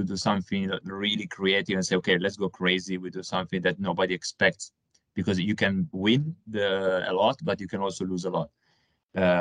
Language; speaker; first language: English; non-native, fluent; Italian